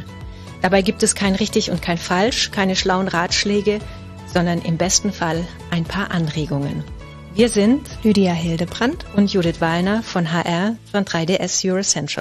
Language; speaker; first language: German; native; German